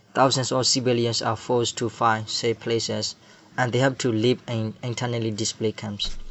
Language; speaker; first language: English; non-native, learner; Burmese